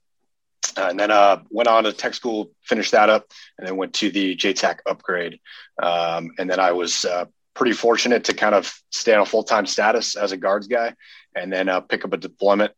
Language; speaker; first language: English; native; English